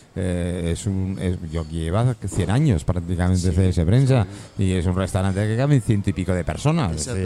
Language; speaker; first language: Spanish; non-native, fluent; English